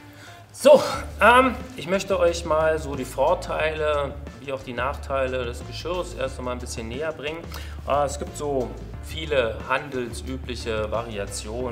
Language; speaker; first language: German; native; German